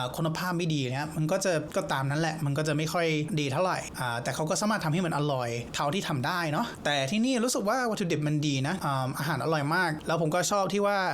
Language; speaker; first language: Thai; non-native, fluent; English